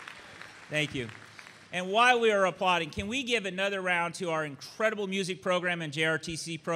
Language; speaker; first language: English; native; English